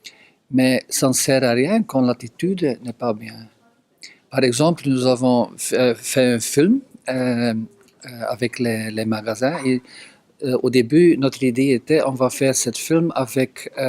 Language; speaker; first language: French; non-native, local second language; Dutch